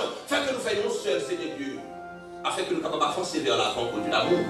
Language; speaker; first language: French; non-native, local second language; Haitian Creole